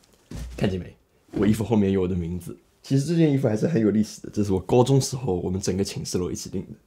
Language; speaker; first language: Chinese; native; Chinese